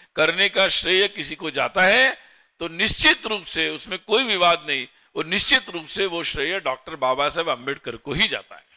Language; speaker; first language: Hindi; non-native, local second language; Marathi